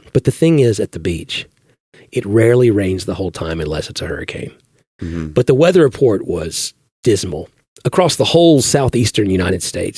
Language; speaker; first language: English; native; English